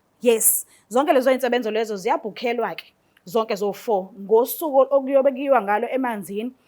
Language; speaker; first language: Zulu; native; Zulu